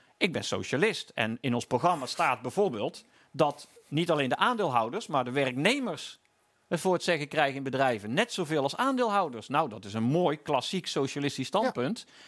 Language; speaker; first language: Dutch; native; Dutch